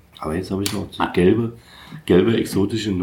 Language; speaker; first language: German; native; German